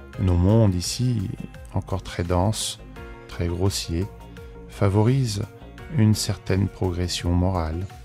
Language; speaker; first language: French; native; French